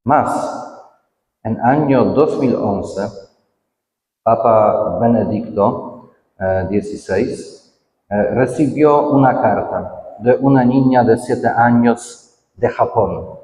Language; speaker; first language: Spanish; non-native, fluent; Polish